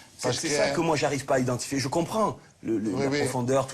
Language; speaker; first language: French; native; French